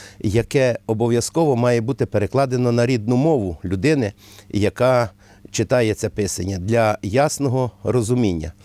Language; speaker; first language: Ukrainian; native; Ukrainian